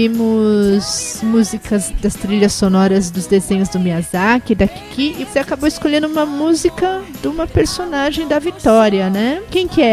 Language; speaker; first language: Portuguese; native; Portuguese